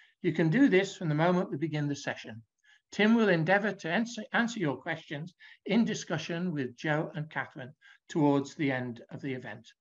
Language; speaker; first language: English; native; English